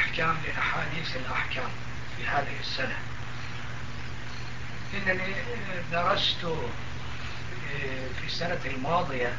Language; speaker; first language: Arabic; non-native, fluent; Turkish